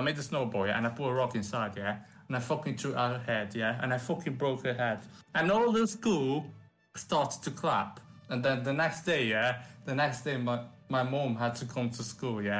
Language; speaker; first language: English; non-native, fluent; Romanian